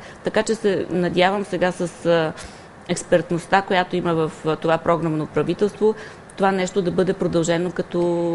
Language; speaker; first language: Bulgarian; native; Bulgarian